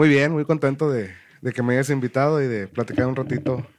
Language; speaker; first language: Spanish; native; Spanish